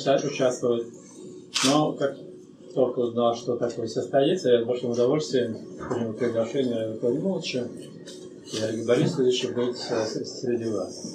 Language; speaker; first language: Russian; native; Russian